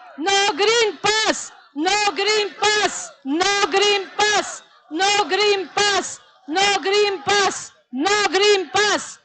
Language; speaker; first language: Italian; non-native, fluent; French